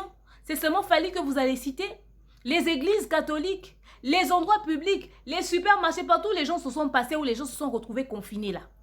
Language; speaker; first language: French; non-native, local second language; Lingala